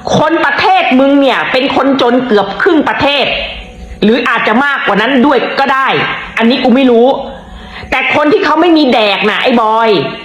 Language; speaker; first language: Thai; native; Thai